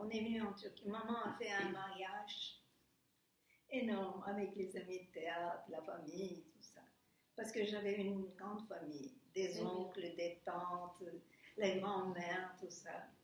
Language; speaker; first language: French; non-native, fluent; Turkish